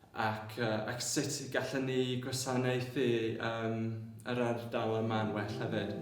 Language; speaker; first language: Welsh; non-native, local second language; English